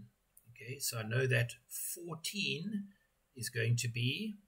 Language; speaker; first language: English; native; English